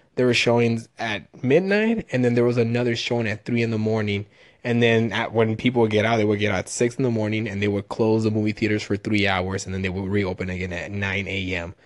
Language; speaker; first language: English; early bilingual, other home language; Spanish